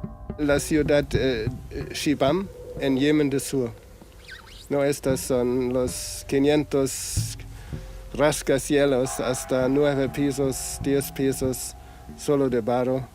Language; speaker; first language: Spanish; non-native, fluent; German